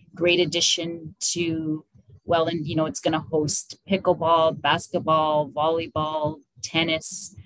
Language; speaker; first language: English; native; English